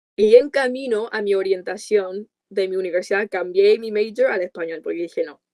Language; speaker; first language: Spanish; non-native, fluent; English